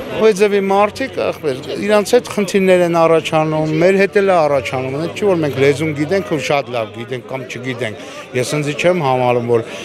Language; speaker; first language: Armenian; native; Armenian